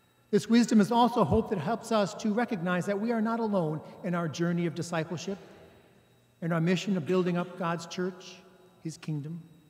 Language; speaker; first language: English; native; English